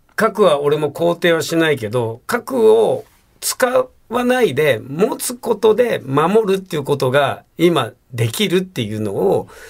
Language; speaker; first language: Japanese; native; Japanese